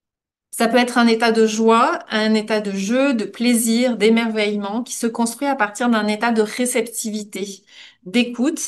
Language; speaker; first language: French; native; French